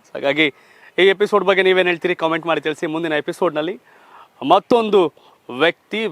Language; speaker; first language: Kannada; native; Kannada